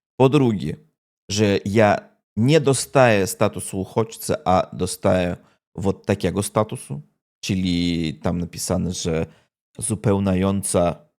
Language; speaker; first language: Polish; non-native, learner; Russian